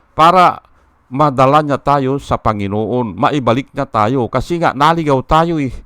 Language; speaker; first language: Filipino; native; Filipino